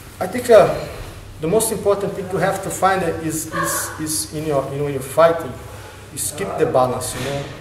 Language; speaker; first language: English; non-native, learner; Portuguese